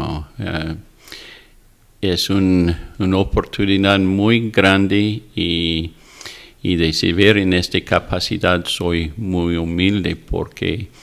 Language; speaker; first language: Spanish; non-native, fluent; English